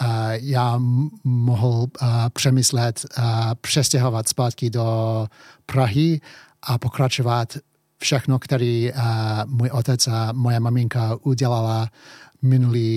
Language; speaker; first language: Czech; early bilingual, heritage; English